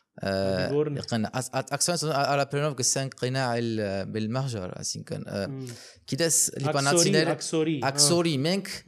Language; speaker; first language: Armenian; early bilingual, heritage; Armenian